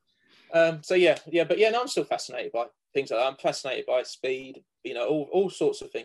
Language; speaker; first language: English; native; English